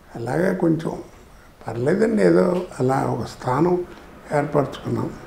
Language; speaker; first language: Telugu; native; Telugu